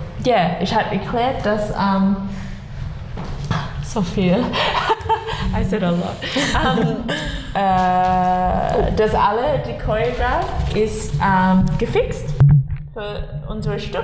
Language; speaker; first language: German; non-native, learner; English